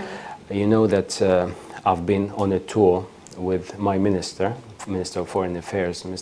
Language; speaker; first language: English; non-native, fluent; Ukrainian